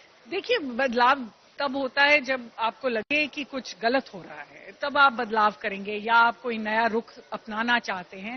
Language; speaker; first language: Hindi; native; Hindi